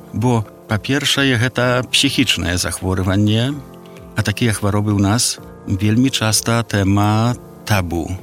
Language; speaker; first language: Belarusian; native; Belarusian